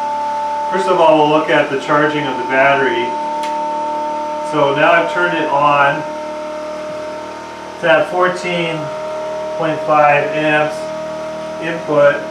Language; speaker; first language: English; native; English